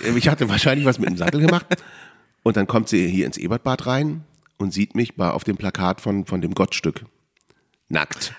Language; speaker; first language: German; native; German